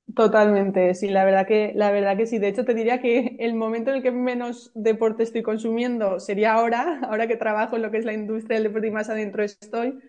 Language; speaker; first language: Spanish; native; Spanish